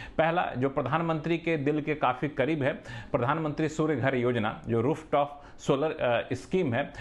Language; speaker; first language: Hindi; native; Hindi